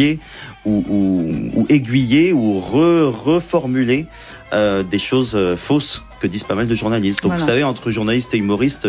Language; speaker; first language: French; native; French